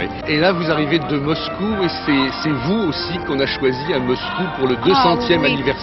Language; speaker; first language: French; native; French